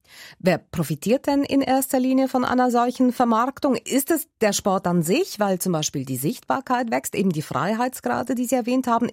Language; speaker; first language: German; native; German